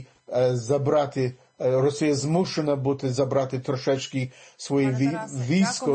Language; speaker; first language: Ukrainian; early bilingual, heritage; English